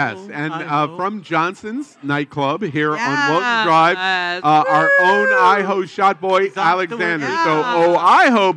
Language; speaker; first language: English; native; English